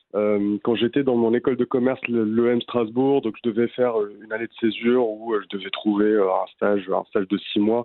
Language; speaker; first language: French; non-native, local second language; Arabic